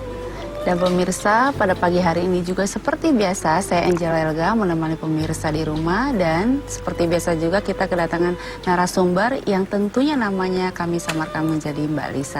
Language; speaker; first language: Indonesian; native; Indonesian